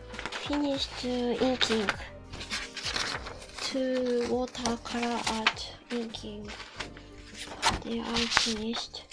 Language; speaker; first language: English; non-native, learner; Japanese